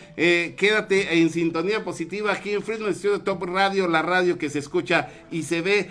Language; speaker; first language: Spanish; native; Spanish